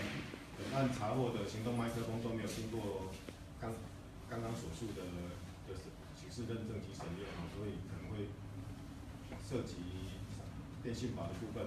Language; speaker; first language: Chinese; native; Chinese